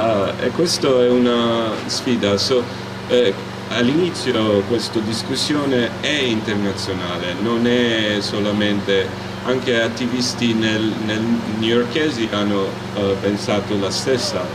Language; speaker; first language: Italian; non-native, learner; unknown